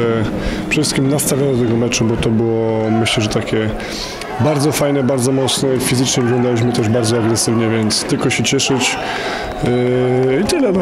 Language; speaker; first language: Polish; native; Polish